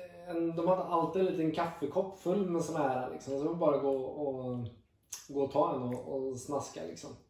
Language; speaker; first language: Swedish; native; Swedish